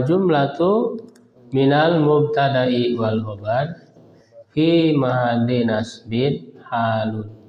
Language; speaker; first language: Arabic; non-native, fluent; Indonesian